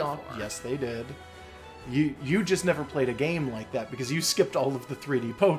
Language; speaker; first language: English; native; English